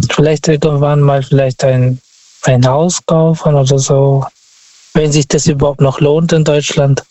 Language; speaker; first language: German; non-native, learner; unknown